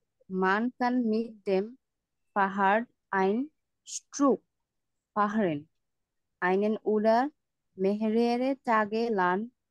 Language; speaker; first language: German; non-native, learner; Bangla